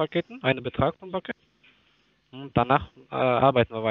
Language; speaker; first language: German; non-native, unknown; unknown